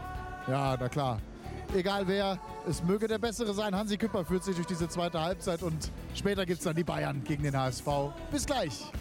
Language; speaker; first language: German; native; German